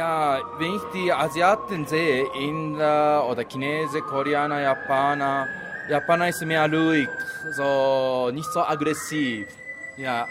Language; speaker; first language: German; non-native, learner; Japanese